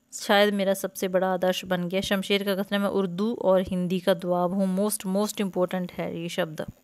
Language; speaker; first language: Hindi; native; Hindi